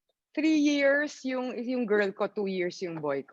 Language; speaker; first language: Filipino; native; Filipino